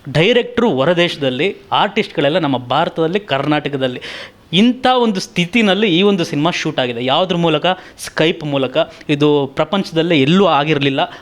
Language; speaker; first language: Kannada; native; Kannada